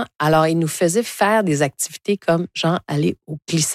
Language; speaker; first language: French; native; French